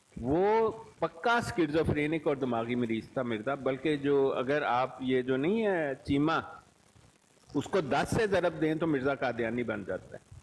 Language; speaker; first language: Urdu; non-native, local second language; Punjabi